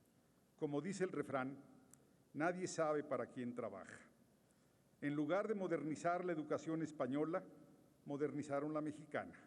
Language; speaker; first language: Spanish; native; Spanish